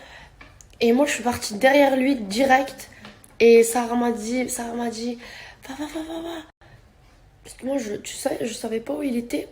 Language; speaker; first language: French; native; French